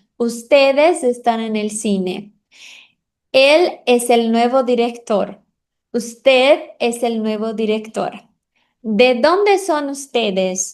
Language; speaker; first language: Spanish; non-native, fluent; Portuguese